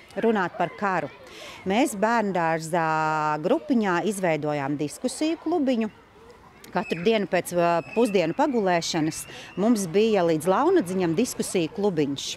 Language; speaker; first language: Latvian; native; Latvian